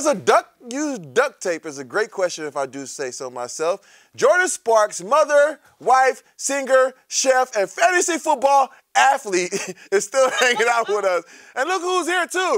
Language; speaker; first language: English; native; English